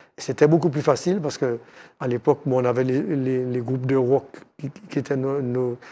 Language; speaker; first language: French; native; French